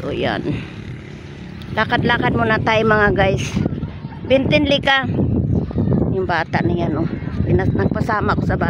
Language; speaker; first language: Filipino; native; Filipino